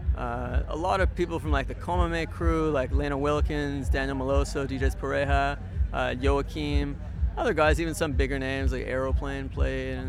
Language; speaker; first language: English; native; English